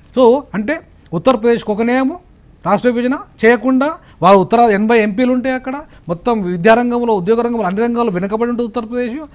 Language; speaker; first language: Telugu; native; Telugu